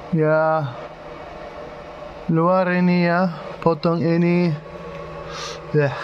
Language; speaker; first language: Indonesian; non-native, learner; English